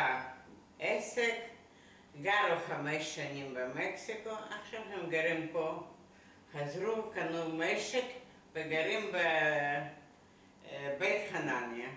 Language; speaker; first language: Hebrew; non-native, fluent; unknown